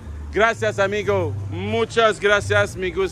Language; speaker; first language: Spanish; non-native, learner; French